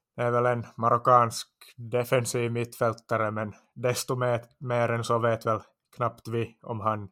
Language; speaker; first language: Swedish; native; Swedish